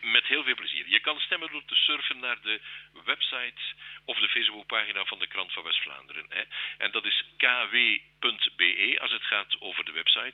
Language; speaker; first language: Dutch; native; Dutch